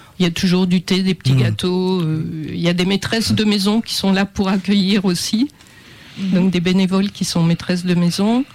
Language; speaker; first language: French; native; French